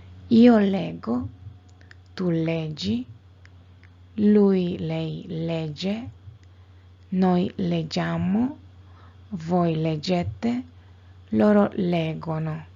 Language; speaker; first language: Italian; non-native, fluent; Spanish